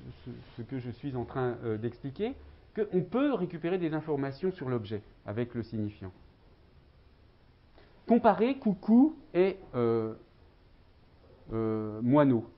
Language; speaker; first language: French; native; French